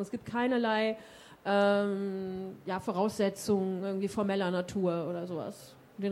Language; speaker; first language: German; native; German